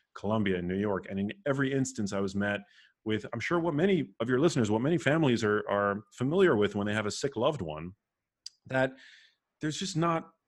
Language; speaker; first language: English; native; English